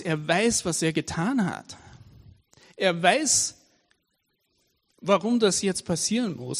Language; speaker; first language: German; non-native, fluent; English